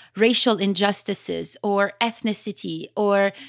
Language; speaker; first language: English; early bilingual, other home language; Arabic